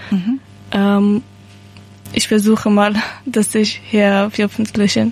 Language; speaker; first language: German; non-native, learner; Persian